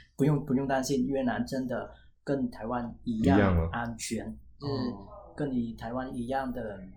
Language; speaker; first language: Chinese; non-native, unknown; Vietnamese